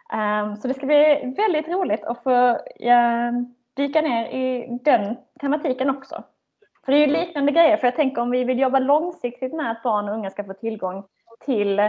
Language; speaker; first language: Swedish; native; Swedish